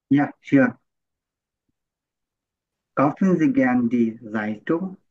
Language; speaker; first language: German; non-native, learner; Bangla